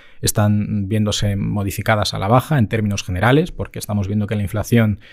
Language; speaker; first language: Spanish; native; Spanish